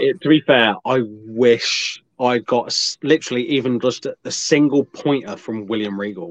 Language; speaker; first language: English; native; English